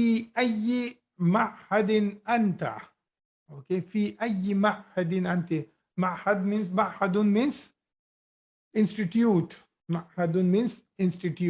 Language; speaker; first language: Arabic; non-native, fluent; Urdu